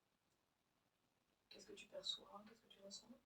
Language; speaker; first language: French; native; French